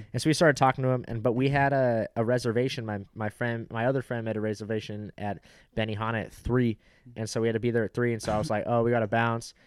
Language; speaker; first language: English; native; English